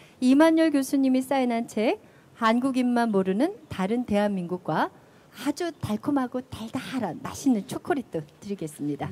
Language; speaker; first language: Korean; native; Korean